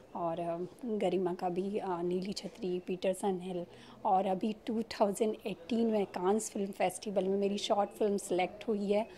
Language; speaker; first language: Hindi; native; Hindi